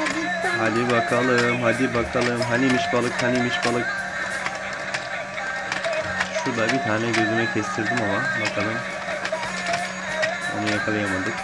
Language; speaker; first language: Turkish; native; Turkish